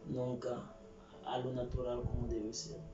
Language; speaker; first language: Spanish; non-native, fluent; Haitian Creole